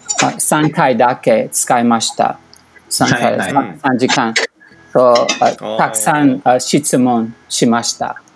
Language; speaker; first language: Japanese; non-native, learner; English